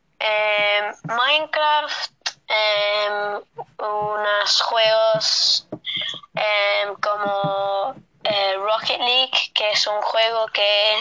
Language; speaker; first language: Spanish; early bilingual, heritage; Spanish